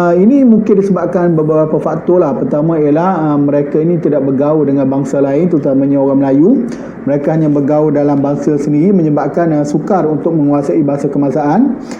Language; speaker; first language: Malay; native; Malay